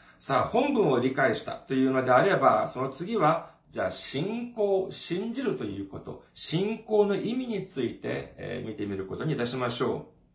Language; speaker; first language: Japanese; non-native, fluent; Korean